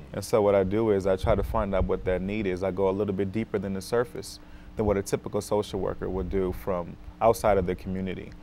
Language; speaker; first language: English; native; English